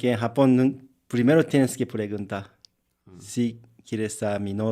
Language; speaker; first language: Spanish; non-native, learner; Japanese